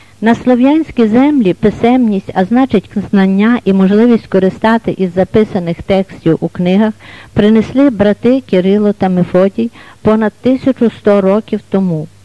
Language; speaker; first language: Ukrainian; native; Ukrainian